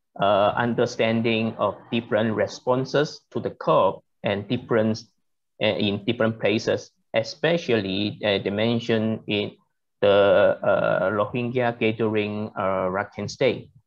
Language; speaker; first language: English; non-native, learner; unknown